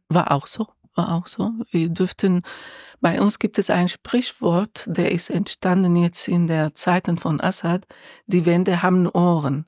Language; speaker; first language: German; non-native, learner; Arabic